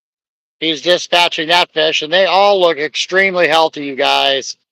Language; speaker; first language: English; native; English